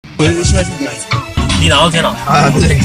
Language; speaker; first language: Korean; native; Korean